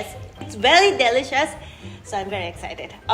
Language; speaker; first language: English; non-native, fluent; Japanese